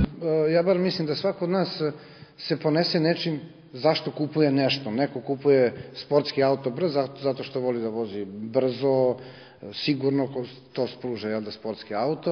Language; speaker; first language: Bosnian; native; Bosnian